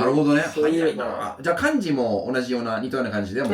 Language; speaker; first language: Japanese; non-native, fluent; English